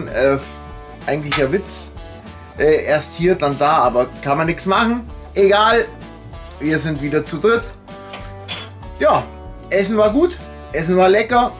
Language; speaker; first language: German; native; German